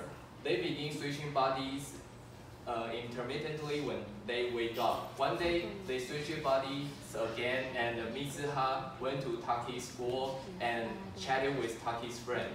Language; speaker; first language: English; non-native, fluent; Chinese